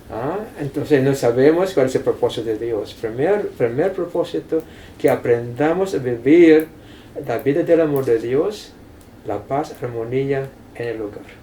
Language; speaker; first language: Spanish; non-native, fluent; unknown